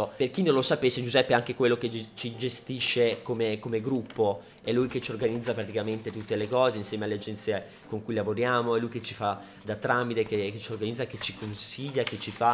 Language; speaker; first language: Italian; native; Italian